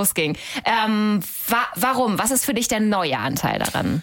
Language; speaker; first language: German; native; German